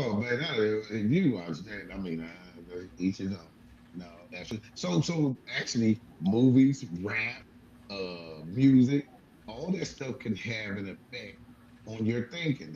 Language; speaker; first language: English; native; English